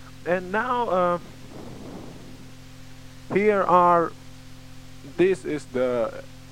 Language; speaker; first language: English; non-native, learner; Romanian